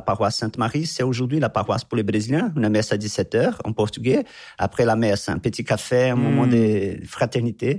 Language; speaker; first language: French; non-native, fluent; Portuguese